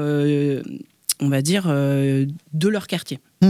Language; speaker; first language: French; native; French